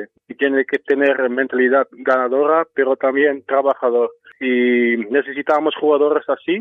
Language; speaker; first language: Spanish; non-native, learner; Dutch